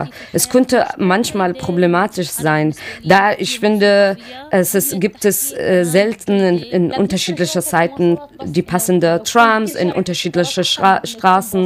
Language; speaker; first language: German; non-native, learner; Arabic